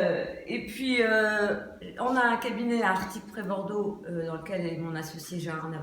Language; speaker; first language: French; native; French